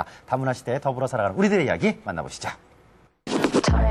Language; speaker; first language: Korean; native; Korean